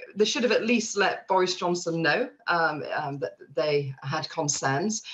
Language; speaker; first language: English; native; English